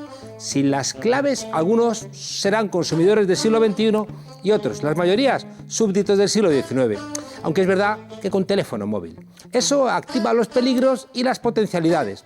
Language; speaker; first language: Spanish; native; Spanish